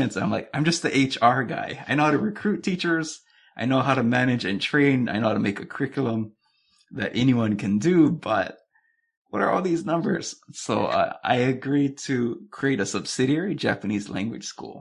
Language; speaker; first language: English; native; English